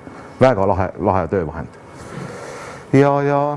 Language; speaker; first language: Estonian; native; Estonian